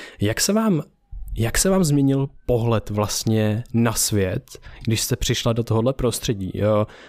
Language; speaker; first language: Czech; native; Czech